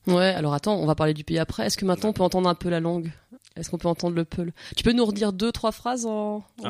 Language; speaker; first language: French; native; French